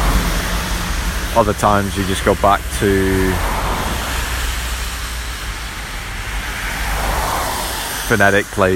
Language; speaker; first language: English; native; English